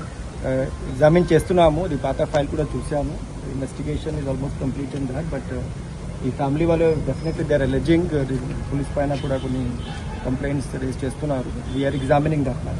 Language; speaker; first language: Telugu; non-native, learner; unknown